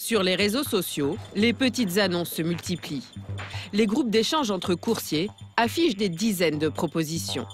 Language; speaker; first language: French; native; French